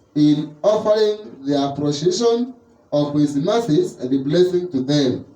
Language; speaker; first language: English; non-native, local second language; Swahili